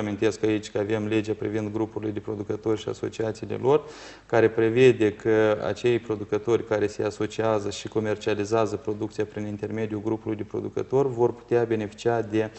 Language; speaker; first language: Romanian; native; Romanian